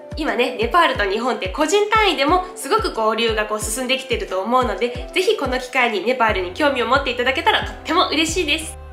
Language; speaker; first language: Japanese; native; Japanese